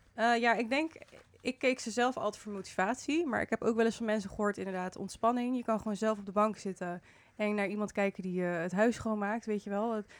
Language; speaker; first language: Dutch; early bilingual, other home language; Indonesian